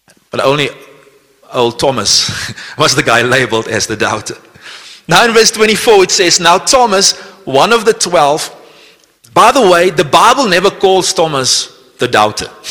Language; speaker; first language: English; non-native, local second language; Afrikaans